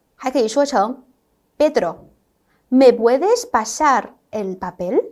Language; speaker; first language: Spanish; non-native, fluent; Chinese